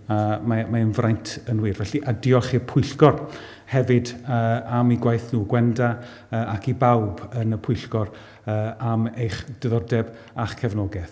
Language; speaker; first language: Welsh; native; Welsh